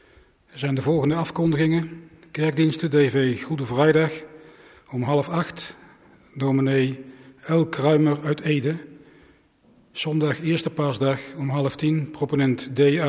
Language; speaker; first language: Dutch; native; Dutch